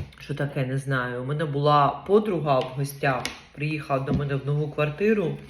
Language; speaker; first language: Ukrainian; non-native, local second language; Russian